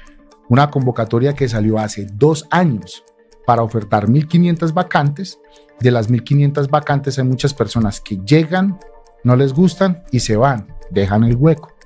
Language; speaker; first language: Spanish; native; Spanish